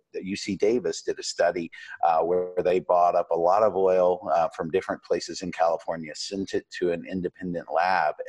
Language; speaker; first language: English; native; English